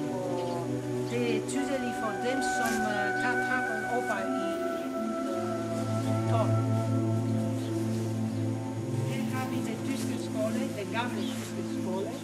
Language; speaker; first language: Danish; non-native, fluent; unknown